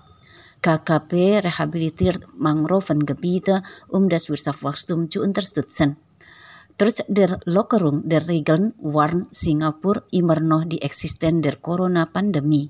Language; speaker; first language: German; non-native, fluent; Indonesian